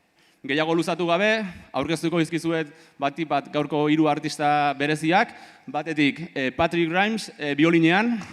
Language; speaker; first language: Basque; native; Basque